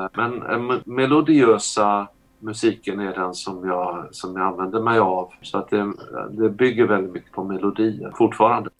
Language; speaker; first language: Swedish; native; Swedish